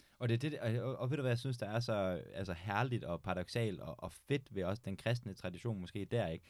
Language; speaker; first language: Danish; native; Danish